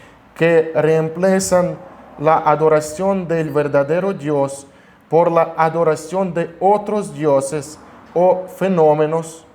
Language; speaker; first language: Spanish; non-native, fluent; Russian